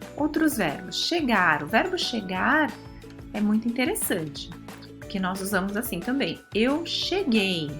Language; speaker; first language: Portuguese; early bilingual, other home language; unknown